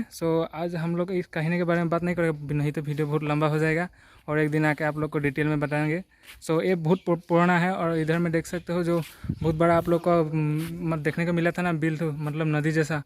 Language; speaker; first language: Hindi; non-native, local second language; Assamese